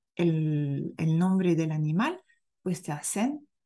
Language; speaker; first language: Spanish; non-native, fluent; French